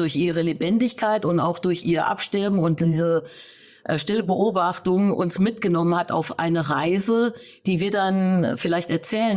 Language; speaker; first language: German; native; German